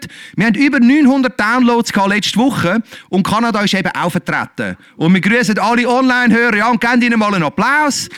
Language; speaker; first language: German; native; German